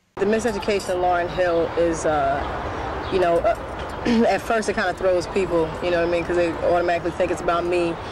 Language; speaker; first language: English; native; English